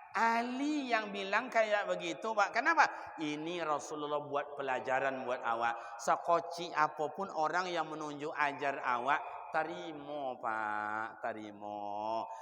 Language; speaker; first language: Malay; non-native, local second language; Minangkabau